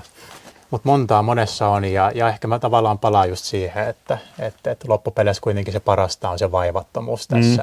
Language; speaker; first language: Finnish; native; Finnish